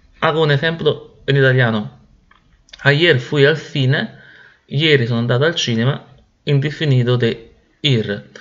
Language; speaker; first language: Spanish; non-native, fluent; Italian